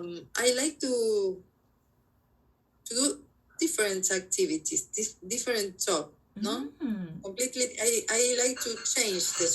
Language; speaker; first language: English; non-native, learner; Spanish